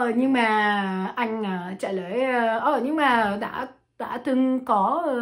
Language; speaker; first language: Vietnamese; non-native, learner; French